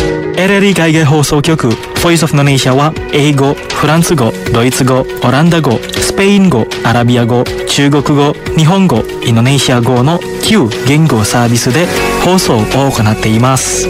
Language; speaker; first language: Japanese; non-native, fluent; Indonesian